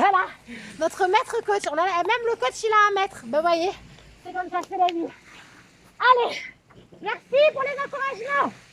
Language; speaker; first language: French; native; French